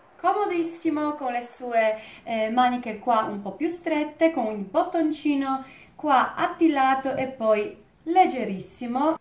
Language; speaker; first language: Italian; non-native, fluent; Polish